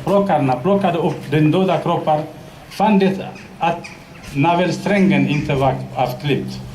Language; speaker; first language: Swedish; non-native, fluent; Tigrinya